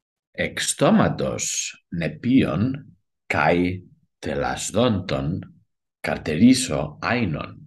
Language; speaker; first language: Greek; non-native, learner; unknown